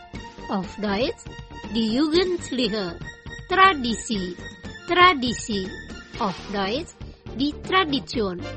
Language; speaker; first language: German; non-native, fluent; Indonesian